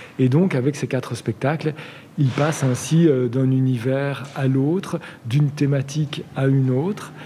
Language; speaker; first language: French; native; French